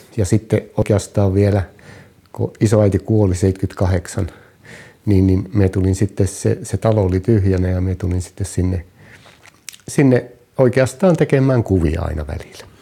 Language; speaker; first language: Finnish; native; Finnish